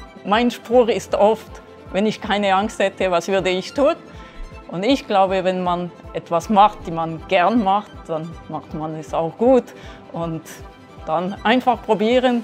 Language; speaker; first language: German; non-native, local second language; French